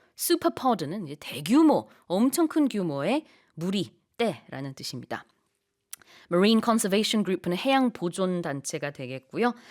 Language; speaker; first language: Korean; native; Korean